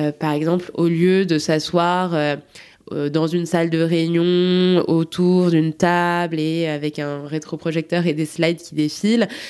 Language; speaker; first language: French; native; French